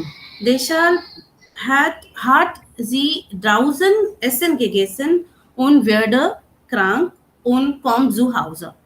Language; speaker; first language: German; non-native, learner; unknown